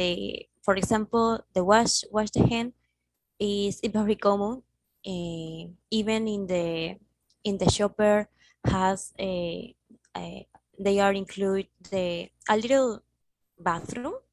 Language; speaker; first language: English; non-native, learner; Spanish